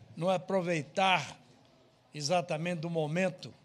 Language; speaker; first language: Portuguese; native; Portuguese